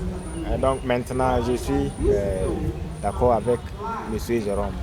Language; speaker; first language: French; non-native, learner; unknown